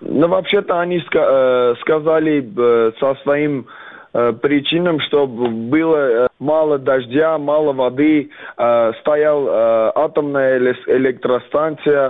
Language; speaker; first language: Russian; non-native, fluent; Armenian